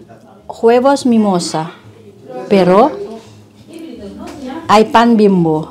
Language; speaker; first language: Spanish; non-native, learner; Indonesian